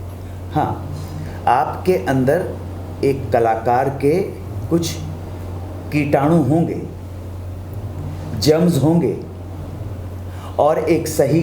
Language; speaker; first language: Hindi; native; Hindi